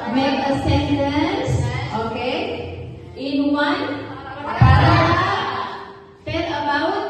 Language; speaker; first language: English; non-native, learner; Indonesian